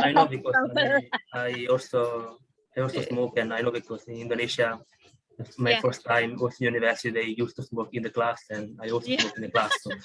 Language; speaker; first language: English; non-native, fluent; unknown